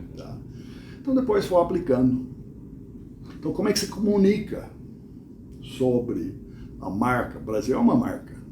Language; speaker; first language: Portuguese; non-native, fluent; English